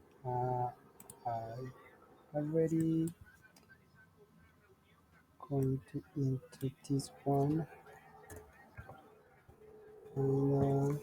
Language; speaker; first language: English; non-native, learner; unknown